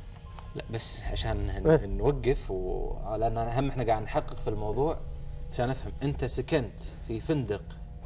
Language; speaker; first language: Arabic; native; Arabic